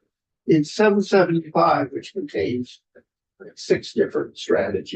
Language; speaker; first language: English; native; English